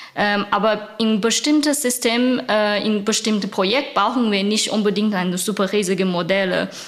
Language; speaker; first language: German; non-native, fluent; Chinese